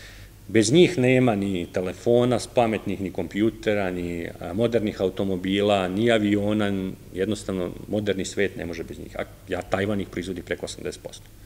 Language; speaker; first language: Serbian; native; Serbian